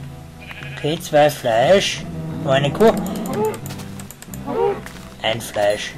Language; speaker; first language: German; native; German